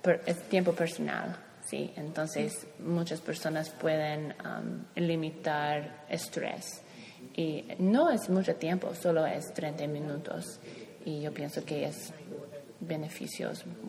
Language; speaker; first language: Spanish; non-native, learner; English